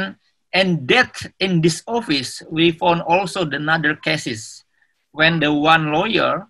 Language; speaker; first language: English; non-native, learner; Indonesian